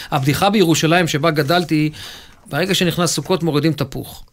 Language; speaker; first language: Hebrew; native; Hebrew